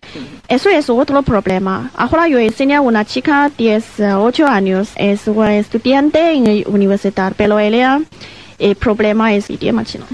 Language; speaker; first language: Spanish; non-native, learner; Chinese